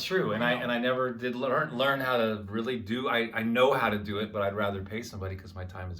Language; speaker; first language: English; native; English